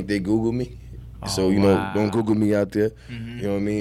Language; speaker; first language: English; native; English